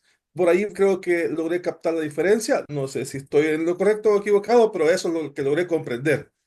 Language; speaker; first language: Spanish; native; Spanish